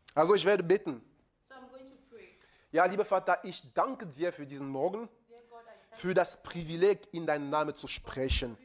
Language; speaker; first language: German; non-native, fluent; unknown